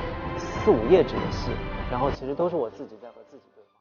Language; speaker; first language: Chinese; native; Chinese